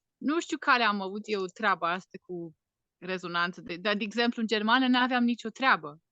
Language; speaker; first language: Romanian; non-native, fluent; English